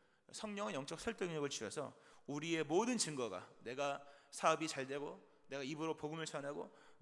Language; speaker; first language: Korean; native; Korean